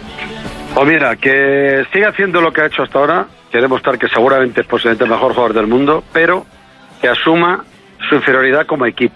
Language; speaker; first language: Spanish; native; Spanish